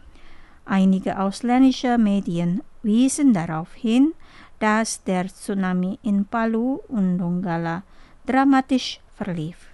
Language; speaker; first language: German; non-native, fluent; Indonesian